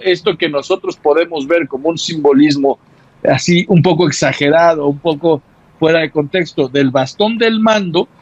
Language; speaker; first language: Spanish; native; Spanish